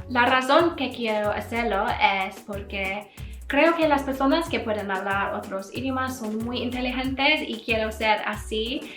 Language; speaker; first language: Spanish; non-native, learner; English